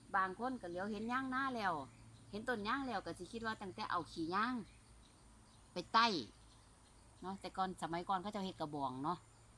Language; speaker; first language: Thai; native; Thai